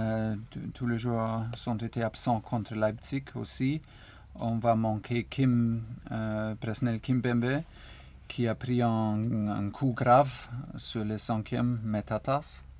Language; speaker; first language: French; non-native, learner; German